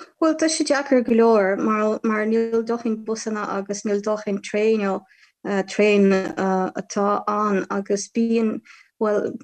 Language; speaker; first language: Irish; non-native, fluent; Ukrainian